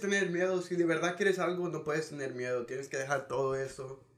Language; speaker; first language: Spanish; early bilingual, heritage; Spanish